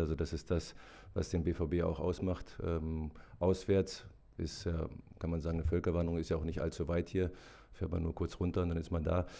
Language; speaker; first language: German; native; German